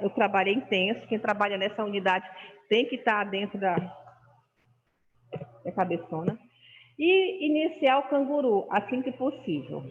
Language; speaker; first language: Portuguese; native; Portuguese